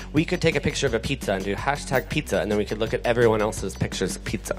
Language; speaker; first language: English; native; English